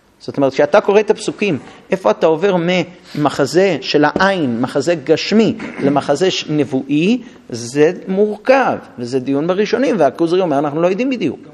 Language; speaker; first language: Hebrew; non-native, fluent; English